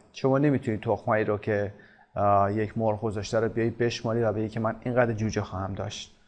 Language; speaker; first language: Persian; native; Persian